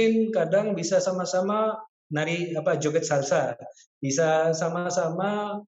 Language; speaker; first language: Indonesian; non-native, fluent; Spanish